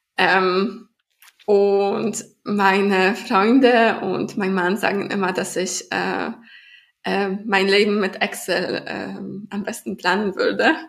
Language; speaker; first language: German; non-native, fluent; Polish